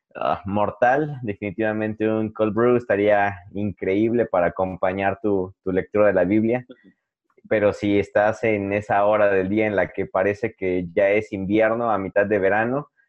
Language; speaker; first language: Spanish; native; Spanish